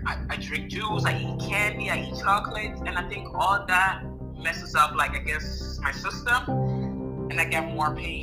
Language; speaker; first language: English; non-native, fluent; Italian